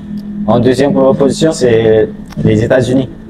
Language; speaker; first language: French; non-native, fluent; Chinese